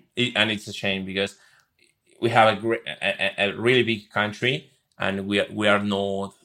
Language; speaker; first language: English; non-native, fluent; Spanish